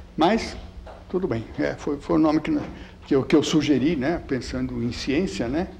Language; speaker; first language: Portuguese; early bilingual, other home language; Italian